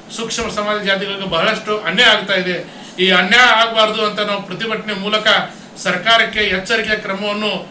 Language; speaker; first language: Kannada; native; Kannada